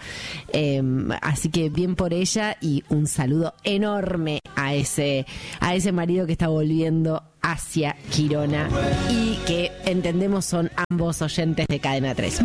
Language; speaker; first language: Spanish; native; Spanish